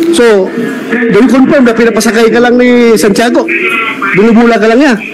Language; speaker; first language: Filipino; non-native, local second language; Cebuano